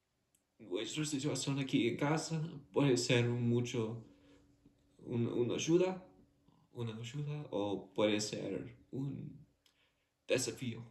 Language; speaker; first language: Spanish; non-native, fluent; English